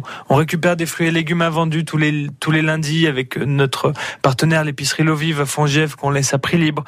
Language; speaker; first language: French; native; French